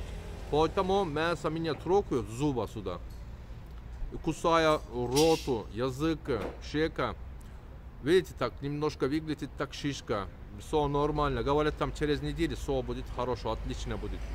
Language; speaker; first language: Russian; non-native, learner; Turkish